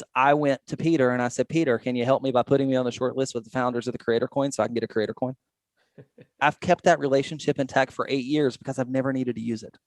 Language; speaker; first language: English; native; English